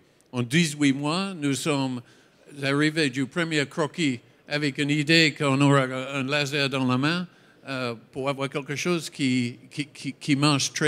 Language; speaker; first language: French; non-native, fluent; English